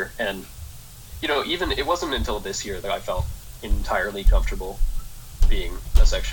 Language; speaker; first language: English; native; English